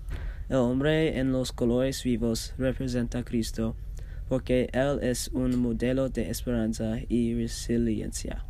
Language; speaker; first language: Spanish; non-native, learner; English